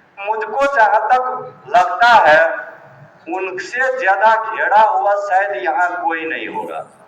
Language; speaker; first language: Hindi; non-native, fluent; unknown